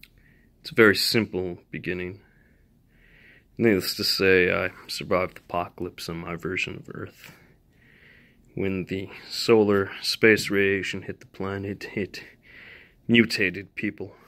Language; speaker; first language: English; native; English